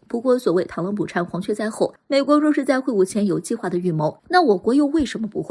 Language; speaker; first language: Chinese; native; Chinese